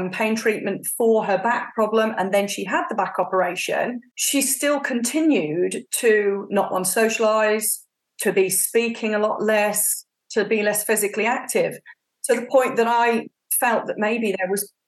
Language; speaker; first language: English; native; English